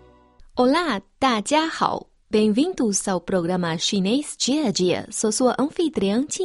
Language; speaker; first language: Portuguese; non-native, fluent; Chinese